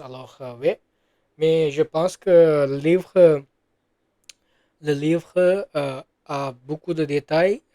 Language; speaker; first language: French; non-native, learner; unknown